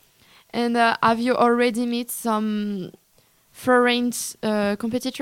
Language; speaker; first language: English; non-native, learner; French